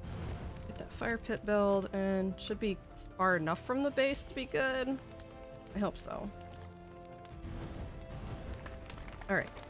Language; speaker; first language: English; native; English